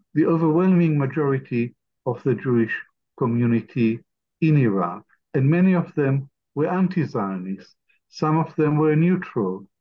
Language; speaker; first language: English; non-native, fluent; Arabic